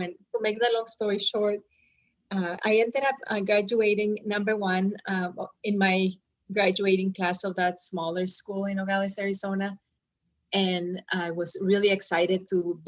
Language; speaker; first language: English; non-native, fluent; Spanish